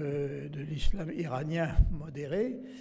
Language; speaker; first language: French; native; French